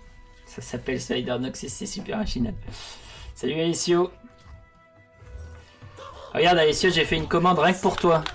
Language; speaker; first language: French; native; French